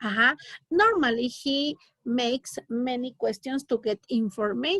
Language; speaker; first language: English; non-native, learner; Spanish